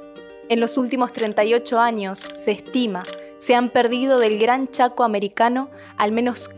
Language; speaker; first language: Spanish; native; Spanish